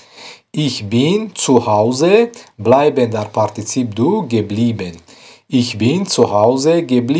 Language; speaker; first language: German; non-native, fluent; Tajik